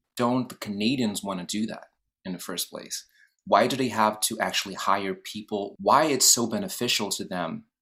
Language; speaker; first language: English; non-native, fluent; Portuguese